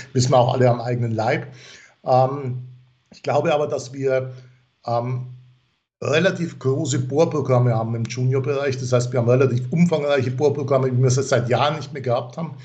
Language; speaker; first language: German; non-native, fluent; English